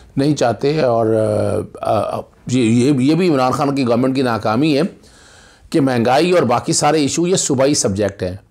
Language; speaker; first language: Urdu; non-native, local second language; Punjabi